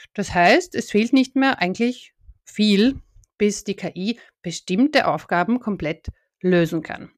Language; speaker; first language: German; native; German